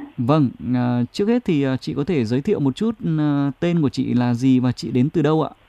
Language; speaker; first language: Vietnamese; native; Vietnamese